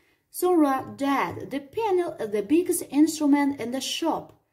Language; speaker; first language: English; non-native, fluent; Azerbaijani